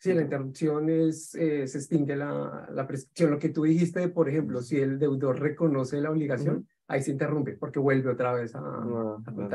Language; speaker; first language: Spanish; native; Spanish